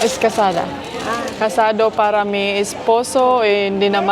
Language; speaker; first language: Spanish; non-native, learner; Cebuano